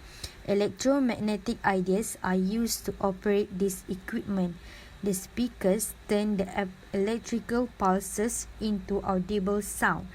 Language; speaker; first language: English; non-native, local second language; Malay